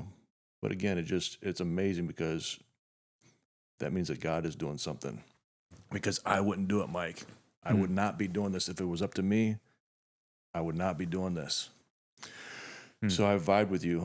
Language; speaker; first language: English; native; English